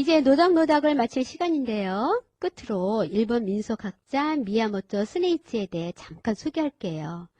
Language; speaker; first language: Korean; native; Korean